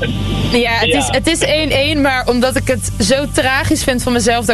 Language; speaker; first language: Dutch; native; Dutch